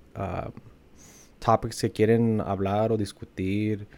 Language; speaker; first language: Spanish; early bilingual, heritage; Spanish